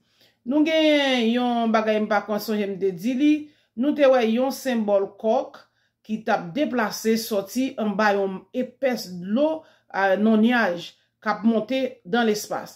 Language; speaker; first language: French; non-native, local second language; Haitian Creole